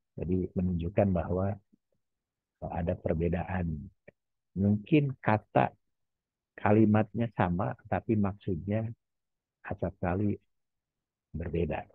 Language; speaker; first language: Indonesian; non-native, local second language; Javanese